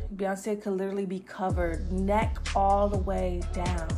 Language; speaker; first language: English; native; English